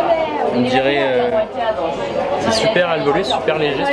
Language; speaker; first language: French; native; French